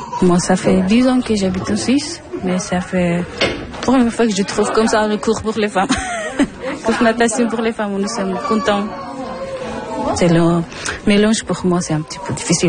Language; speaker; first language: French; non-native, learner; Persian